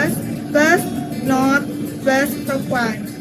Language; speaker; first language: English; non-native, learner; Indonesian